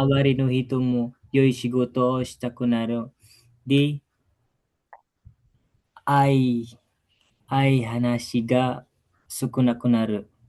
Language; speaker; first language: Japanese; non-native, learner; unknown